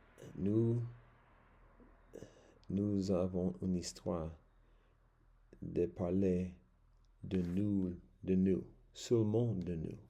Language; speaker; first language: French; non-native, learner; English